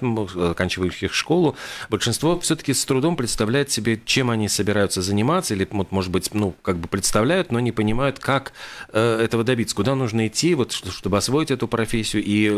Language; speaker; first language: Russian; native; Russian